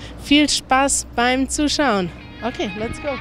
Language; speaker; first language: German; native; German